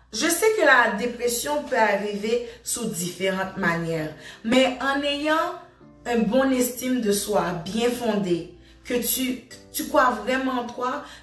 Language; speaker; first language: French; native; French